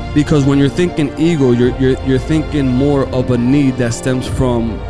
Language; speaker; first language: English; early bilingual, other home language; Spanish